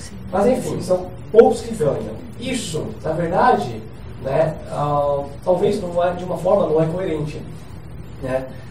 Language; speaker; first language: Portuguese; non-native, fluent; Chinese